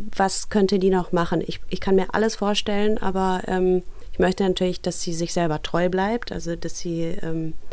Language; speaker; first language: German; early bilingual, other home language; Russian